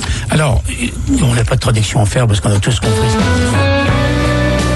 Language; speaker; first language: French; native; French